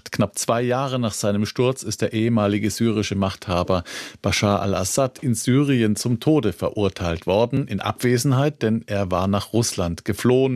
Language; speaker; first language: German; native; German